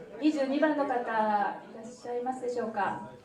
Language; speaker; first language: Japanese; native; Japanese